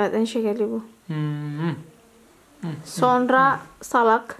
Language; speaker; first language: Turkish; non-native, learner; Indonesian